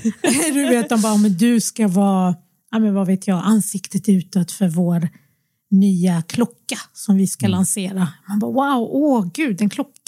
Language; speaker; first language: Swedish; early bilingual, other home language; Arabic